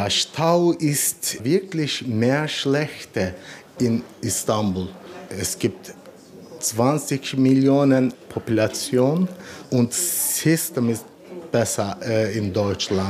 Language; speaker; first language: German; non-native, learner; Turkish